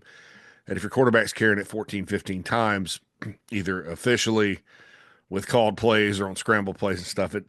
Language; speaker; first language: English; native; English